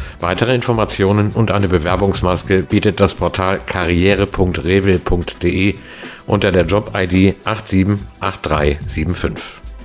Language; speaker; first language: German; native; German